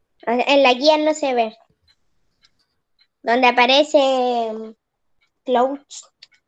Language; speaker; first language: Spanish; native; Spanish